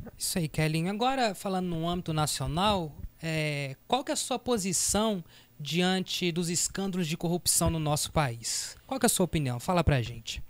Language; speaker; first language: Portuguese; native; Portuguese